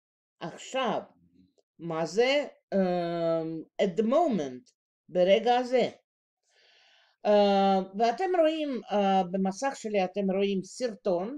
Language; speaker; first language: Hebrew; non-native, fluent; Russian